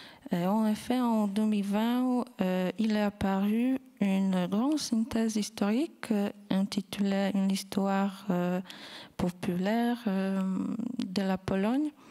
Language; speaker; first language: French; non-native, fluent; Polish